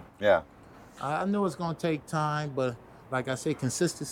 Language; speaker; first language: English; native; English